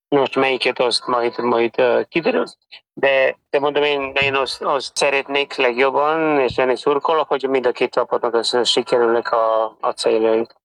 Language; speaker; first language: Hungarian; non-native, fluent; Serbian